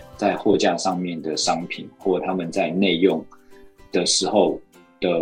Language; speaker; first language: Chinese; native; Chinese